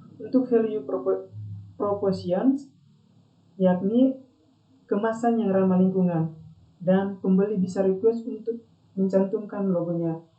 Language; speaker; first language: Indonesian; non-native, local second language; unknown